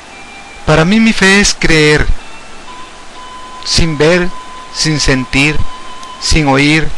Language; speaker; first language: Spanish; native; Spanish